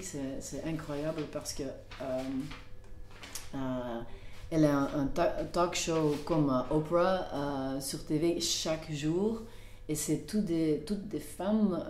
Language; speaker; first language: French; non-native, local second language; Dutch